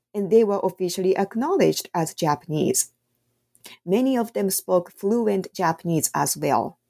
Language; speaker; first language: English; non-native, fluent; Japanese